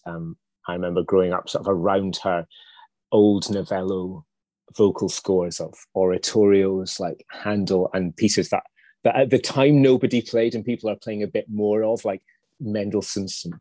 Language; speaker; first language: English; native; English